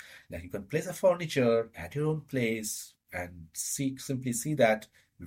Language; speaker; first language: English; non-native, local second language; Bangla